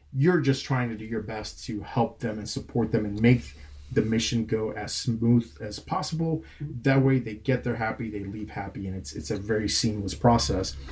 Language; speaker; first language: English; non-native, fluent; Spanish